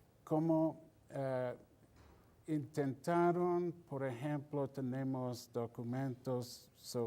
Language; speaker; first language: Spanish; non-native, fluent; English